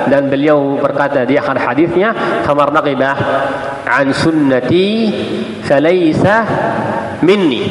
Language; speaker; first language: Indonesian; non-native, fluent; Arabic